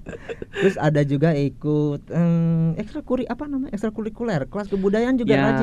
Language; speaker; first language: Indonesian; native; Indonesian